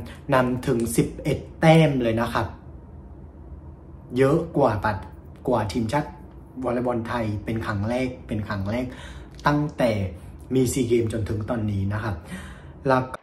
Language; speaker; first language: Thai; non-native, fluent; Vietnamese